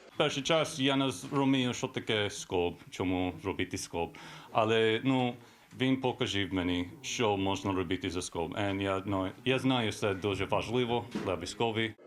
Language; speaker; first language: Ukrainian; non-native, learner; English